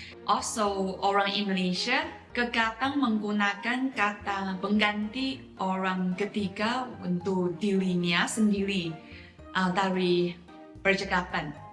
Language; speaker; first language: Indonesian; non-native, fluent; Chinese